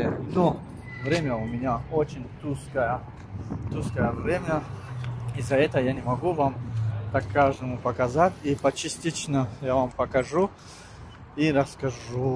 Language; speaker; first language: Russian; non-native, learner; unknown